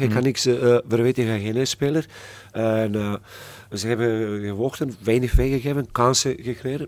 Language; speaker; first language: Dutch; non-native, fluent; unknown